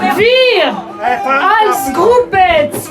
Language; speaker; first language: German; non-native, local second language; French